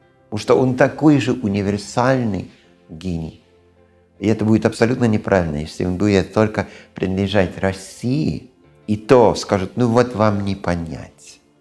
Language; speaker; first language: Russian; non-native, fluent; English